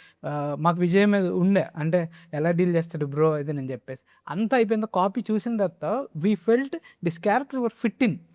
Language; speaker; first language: Telugu; native; Telugu